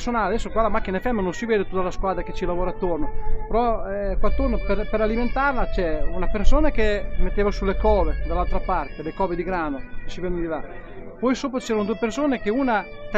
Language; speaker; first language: Italian; native; Italian